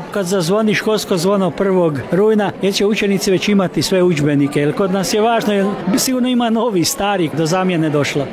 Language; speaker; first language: Croatian; early bilingual, heritage; Croatian